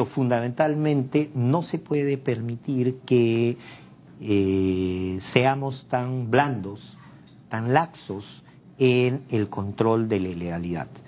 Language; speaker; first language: Spanish; native; Spanish